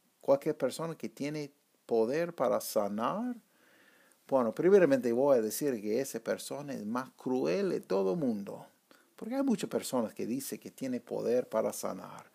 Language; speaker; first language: Spanish; non-native, fluent; English